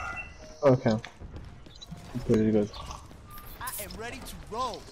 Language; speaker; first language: English; non-native, learner; French